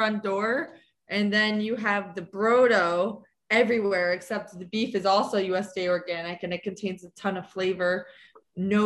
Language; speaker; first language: English; native; English